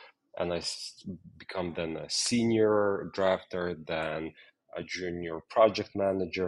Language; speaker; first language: English; non-native, fluent; Ukrainian